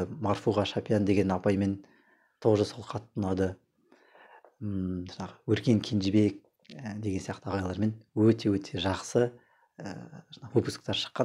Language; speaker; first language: Kazakh; native; Kazakh